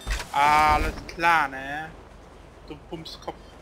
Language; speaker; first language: German; native; German